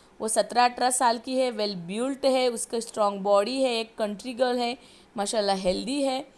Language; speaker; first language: Hindi; non-native, local second language; Marathi